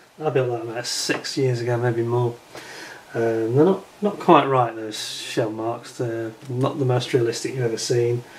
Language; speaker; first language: English; native; English